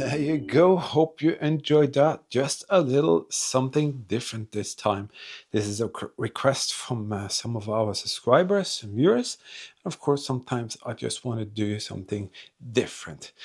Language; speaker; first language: English; non-native, fluent; Norwegian